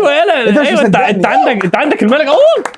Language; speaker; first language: Arabic; native; Arabic